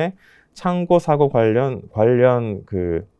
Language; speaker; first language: Korean; native; Korean